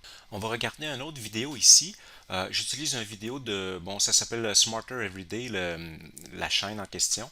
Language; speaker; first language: French; native; French